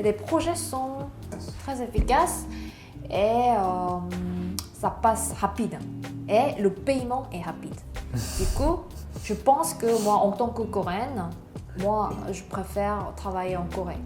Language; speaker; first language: French; non-native, learner; Korean